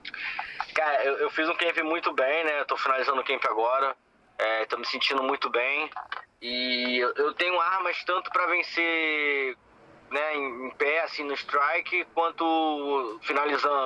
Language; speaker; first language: Portuguese; native; Portuguese